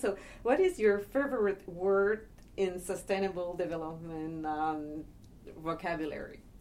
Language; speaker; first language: English; non-native, fluent; French